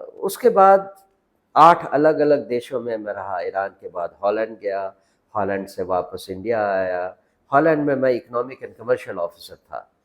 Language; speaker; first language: Hindi; native; Hindi